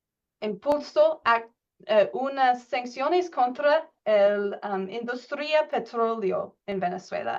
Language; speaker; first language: Spanish; non-native, learner; English